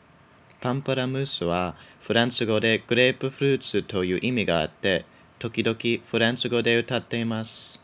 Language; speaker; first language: Japanese; non-native, learner; English